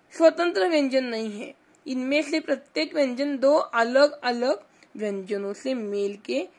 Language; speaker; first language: Hindi; non-native, local second language; Marathi